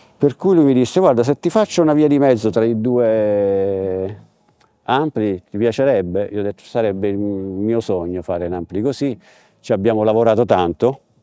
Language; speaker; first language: Italian; native; Italian